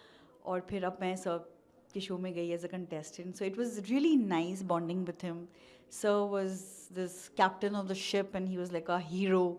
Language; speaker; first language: Hindi; native; Hindi